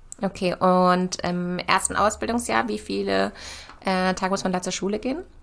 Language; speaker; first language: German; native; German